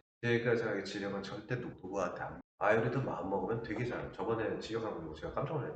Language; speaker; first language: Korean; native; Korean